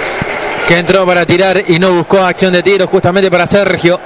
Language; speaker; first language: Spanish; native; Spanish